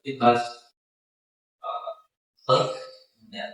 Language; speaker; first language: English; non-native, learner; Indonesian